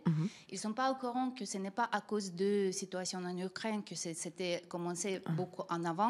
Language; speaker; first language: French; non-native, fluent; Russian